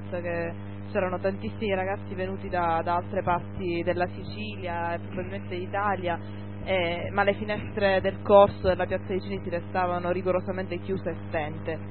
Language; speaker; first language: Italian; native; Italian